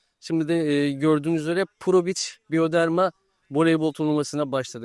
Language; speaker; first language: Turkish; native; Turkish